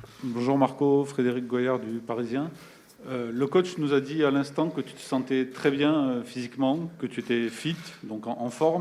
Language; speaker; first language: French; native; French